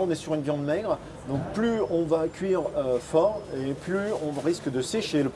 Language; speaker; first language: French; native; French